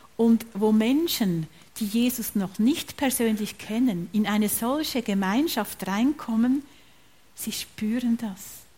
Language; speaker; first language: German; native; German